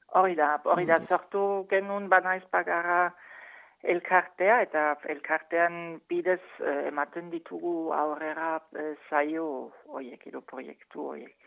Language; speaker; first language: Basque; non-native, fluent; German